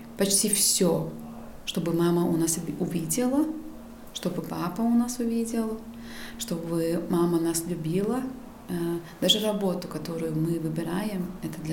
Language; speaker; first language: Russian; non-native, local second language; Latvian